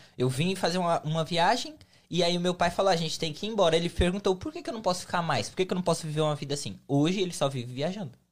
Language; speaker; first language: Portuguese; native; Portuguese